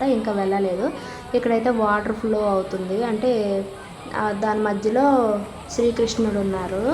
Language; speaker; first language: Telugu; native; Telugu